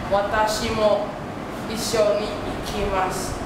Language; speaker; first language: Japanese; non-native, learner; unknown